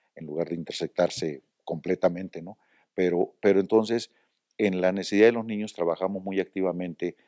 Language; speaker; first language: Spanish; native; Spanish